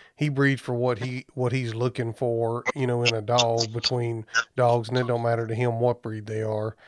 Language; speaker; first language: English; native; English